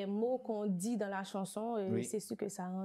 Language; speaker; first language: French; non-native, local second language; Haitian Creole